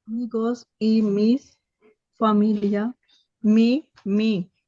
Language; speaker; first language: Spanish; non-native, learner; Urdu